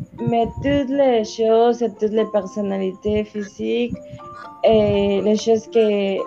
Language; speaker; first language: French; non-native, learner; Spanish